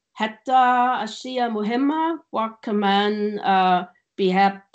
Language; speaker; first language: Arabic; non-native, learner; German